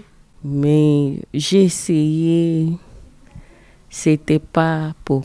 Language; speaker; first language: French; non-native, learner; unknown